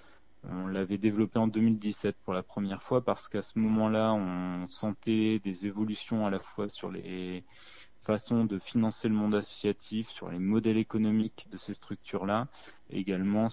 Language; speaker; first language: French; native; French